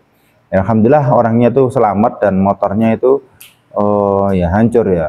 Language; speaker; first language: Indonesian; native; Indonesian